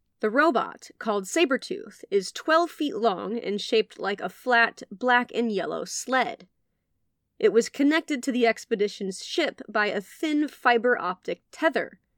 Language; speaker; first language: English; native; English